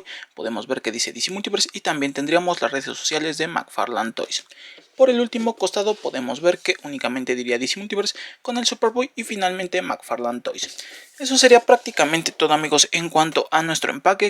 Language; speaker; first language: Spanish; native; Spanish